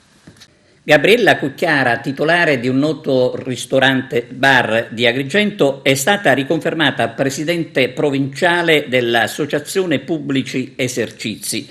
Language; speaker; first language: Italian; native; Italian